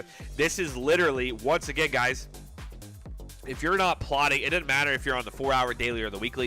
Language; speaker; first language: English; native; English